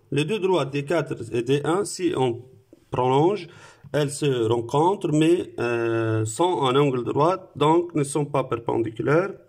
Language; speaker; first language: French; non-native, local second language; Arabic